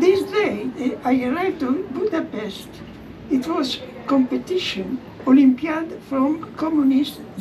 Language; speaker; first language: English; non-native, learner; German